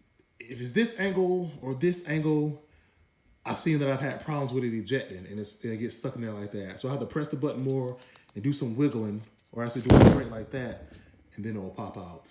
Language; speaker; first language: English; native; English